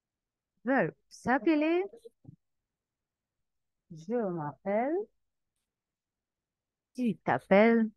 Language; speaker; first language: French; non-native, fluent; Arabic